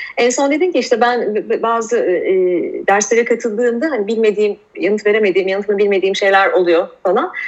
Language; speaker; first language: Turkish; native; Turkish